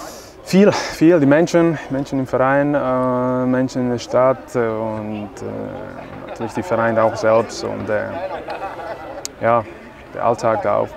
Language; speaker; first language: German; non-native, fluent; Czech